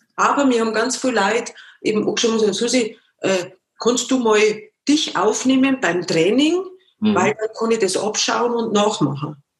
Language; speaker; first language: German; native; German